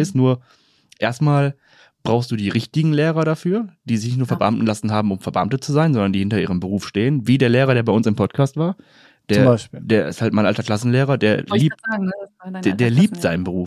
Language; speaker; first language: German; native; German